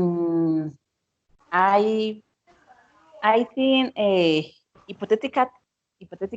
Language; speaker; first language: English; non-native, learner; Spanish